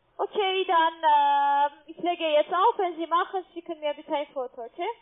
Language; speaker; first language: German; non-native, learner; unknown